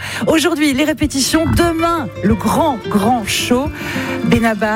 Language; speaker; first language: French; native; French